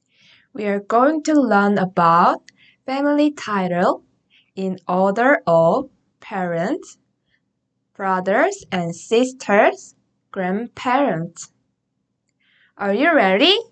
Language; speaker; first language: English; non-native, fluent; Korean